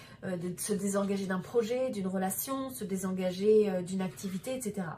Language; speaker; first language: French; native; French